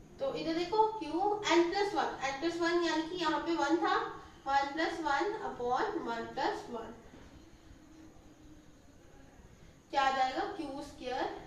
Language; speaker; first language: Hindi; native; Hindi